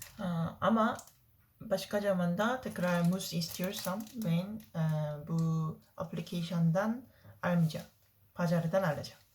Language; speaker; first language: Turkish; non-native, learner; Korean